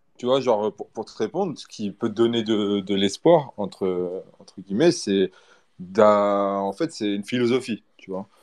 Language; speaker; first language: French; early bilingual, other home language; Portuguese